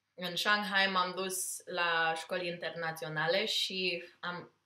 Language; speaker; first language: Romanian; early bilingual, heritage; Romanian